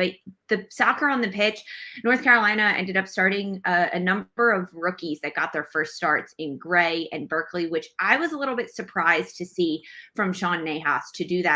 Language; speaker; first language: English; native; English